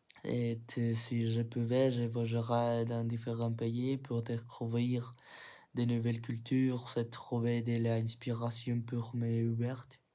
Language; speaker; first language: French; non-native, learner; Spanish